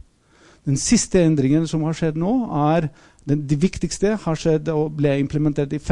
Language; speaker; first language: Norwegian; non-native, fluent; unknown